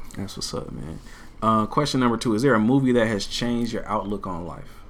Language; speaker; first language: English; native; English